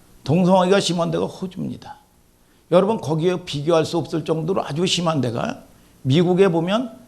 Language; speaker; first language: Korean; native; Korean